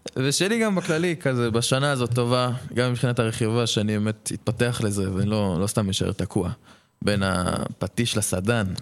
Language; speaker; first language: Hebrew; native; Hebrew